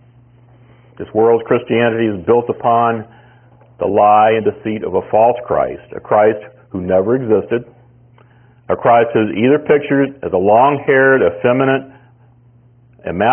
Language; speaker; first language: English; native; English